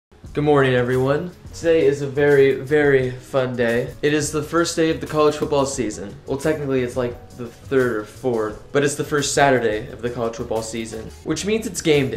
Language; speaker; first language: English; native; English